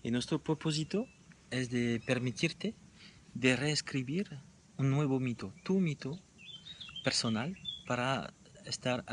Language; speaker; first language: Spanish; non-native, fluent; French